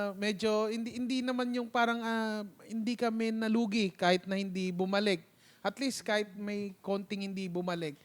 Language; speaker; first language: Filipino; native; Filipino